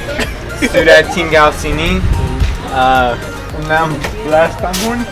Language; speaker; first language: Indonesian; early bilingual, other home language; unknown